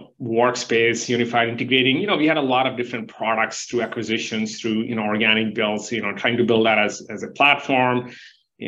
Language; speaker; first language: English; non-native, local second language; Telugu